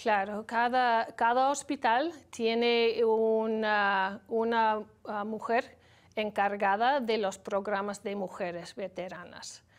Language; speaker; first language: Spanish; non-native, learner; English